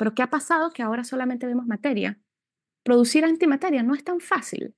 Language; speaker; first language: Spanish; native; Spanish